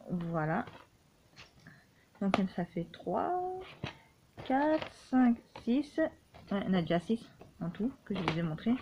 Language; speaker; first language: French; native; French